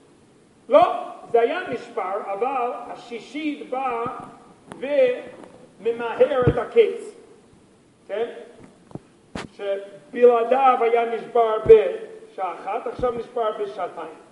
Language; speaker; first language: Hebrew; non-native, fluent; English